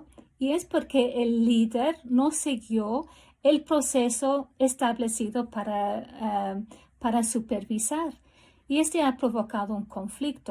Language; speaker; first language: Spanish; non-native, fluent; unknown